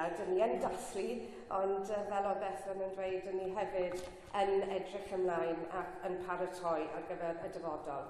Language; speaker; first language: Welsh; non-native, local second language; English